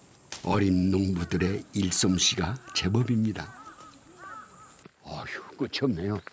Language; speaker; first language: Korean; native; Korean